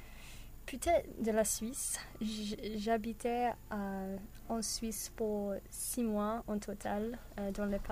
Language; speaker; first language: French; non-native, learner; English